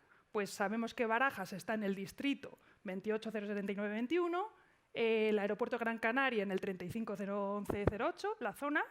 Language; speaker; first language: Spanish; native; Spanish